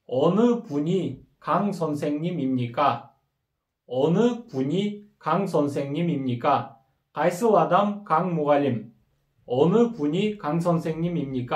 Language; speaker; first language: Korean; non-native, fluent; Kyrgyz